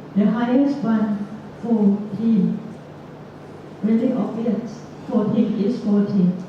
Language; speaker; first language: English; non-native, fluent; Thai